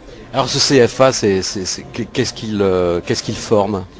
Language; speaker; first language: French; native; French